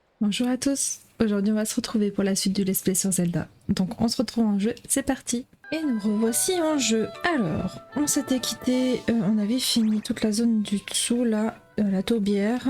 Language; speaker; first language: French; native; French